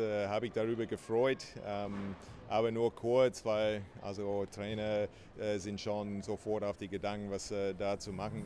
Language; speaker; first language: German; non-native, fluent; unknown